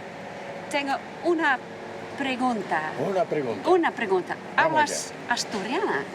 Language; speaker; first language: Spanish; non-native, learner; Western Frisian